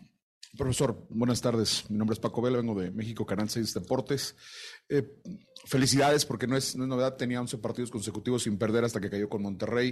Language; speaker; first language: Spanish; native; Spanish